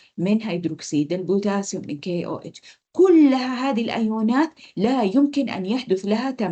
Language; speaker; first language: Arabic; native; Arabic